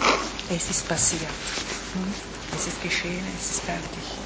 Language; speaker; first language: German; non-native, fluent; Italian